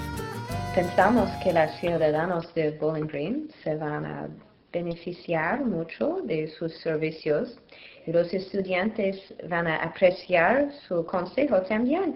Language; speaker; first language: Spanish; non-native, learner; English